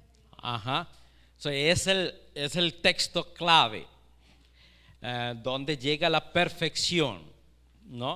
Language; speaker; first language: Spanish; non-native, fluent; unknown